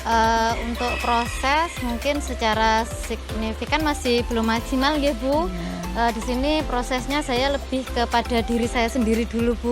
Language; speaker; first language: Indonesian; native; Indonesian